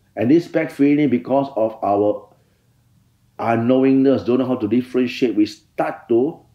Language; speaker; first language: English; non-native, fluent; Thai